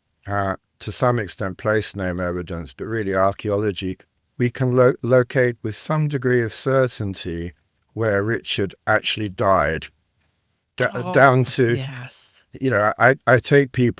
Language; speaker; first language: English; native; English